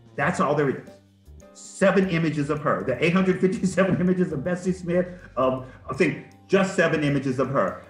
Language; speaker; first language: English; native; English